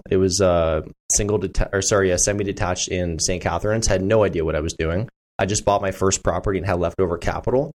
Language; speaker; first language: English; native; English